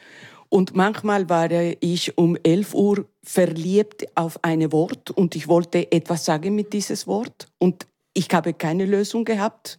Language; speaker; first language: German; non-native, learner; Spanish